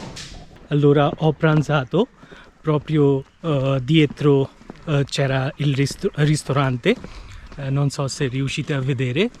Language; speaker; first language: Italian; non-native, fluent; Bangla